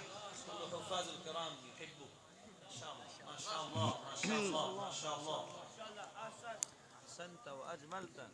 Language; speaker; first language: Arabic; non-native, learner; Urdu